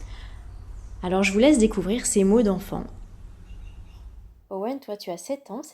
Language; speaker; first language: French; native; French